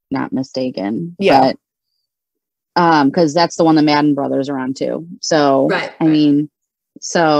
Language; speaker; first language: English; native; English